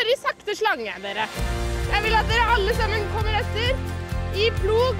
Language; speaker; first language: Norwegian; native; Norwegian